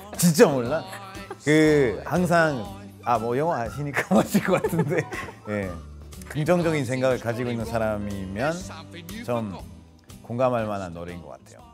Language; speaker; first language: Korean; non-native, fluent; Spanish